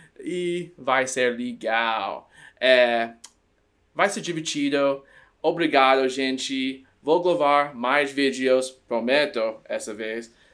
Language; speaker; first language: Portuguese; non-native, learner; Dutch